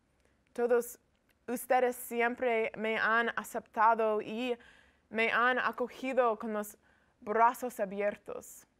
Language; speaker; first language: Spanish; non-native, learner; English